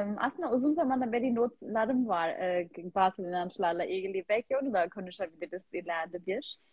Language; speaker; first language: Turkish; non-native, fluent; German